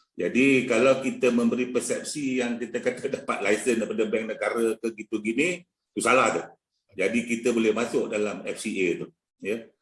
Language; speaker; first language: Malay; native; Malay